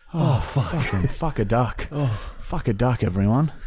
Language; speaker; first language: English; early bilingual, other home language; German